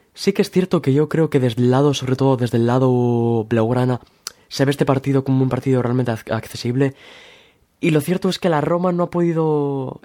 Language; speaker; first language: Spanish; native; Spanish